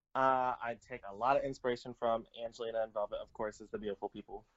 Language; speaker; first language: English; native; English